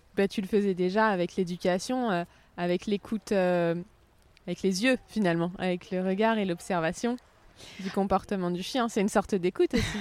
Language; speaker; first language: French; native; French